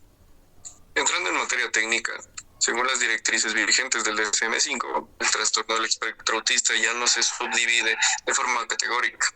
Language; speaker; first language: Spanish; native; Spanish